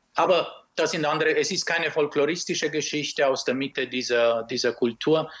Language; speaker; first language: German; early bilingual, other home language; Romanian